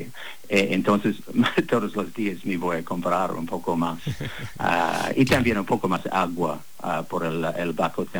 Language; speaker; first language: Spanish; non-native, learner; English